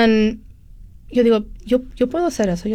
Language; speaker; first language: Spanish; early bilingual, heritage; Spanish